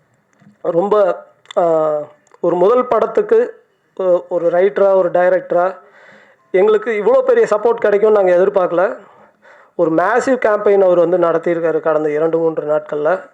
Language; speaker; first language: Tamil; native; Tamil